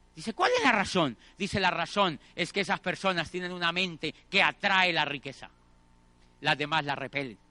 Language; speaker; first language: Spanish; native; Spanish